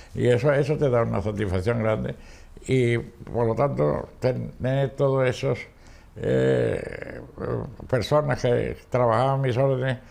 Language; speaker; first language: Spanish; native; Spanish